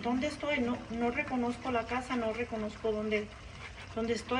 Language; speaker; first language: Spanish; early bilingual, other home language; English